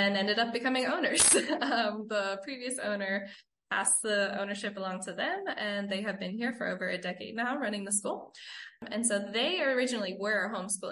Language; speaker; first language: English; native; English